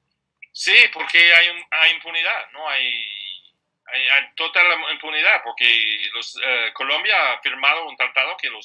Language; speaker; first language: Spanish; non-native, fluent; English